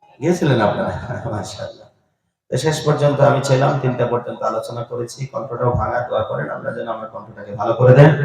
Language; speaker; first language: Bangla; non-native, local second language; Assamese